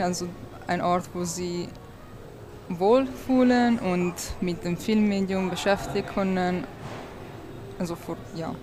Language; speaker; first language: German; non-native, local second language; Italian